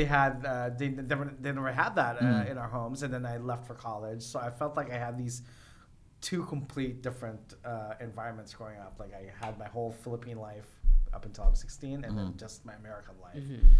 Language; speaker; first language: English; non-native, local second language; Filipino